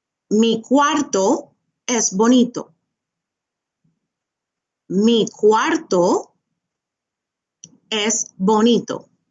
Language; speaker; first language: Spanish; non-native, fluent; English